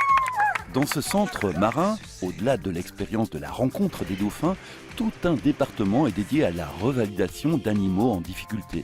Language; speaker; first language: French; native; French